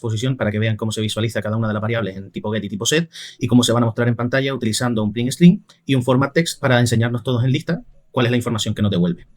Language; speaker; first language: Spanish; native; Spanish